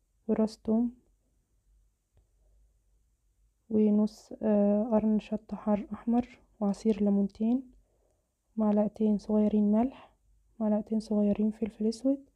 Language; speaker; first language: Arabic; native; Arabic